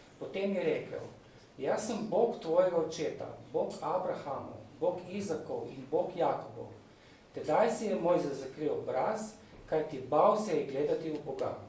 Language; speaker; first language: Slovenian; native; Slovenian